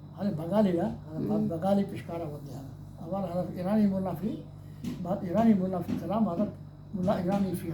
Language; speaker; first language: Arabic; non-native, learner; Urdu